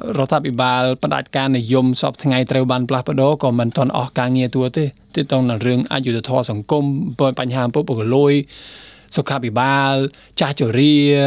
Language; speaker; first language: Khmer; non-native, fluent; Spanish